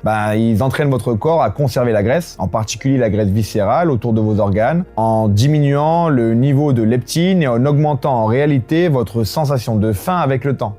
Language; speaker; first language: French; native; French